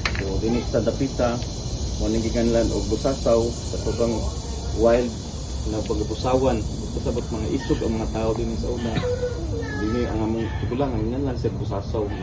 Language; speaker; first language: Cebuano; non-native, local second language; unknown